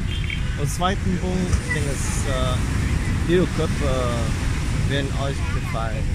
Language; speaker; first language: German; non-native, fluent; Vietnamese